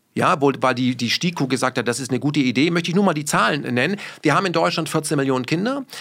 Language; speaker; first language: German; native; German